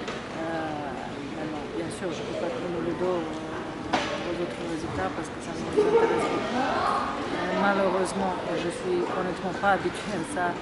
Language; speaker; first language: French; non-native, fluent; Serbian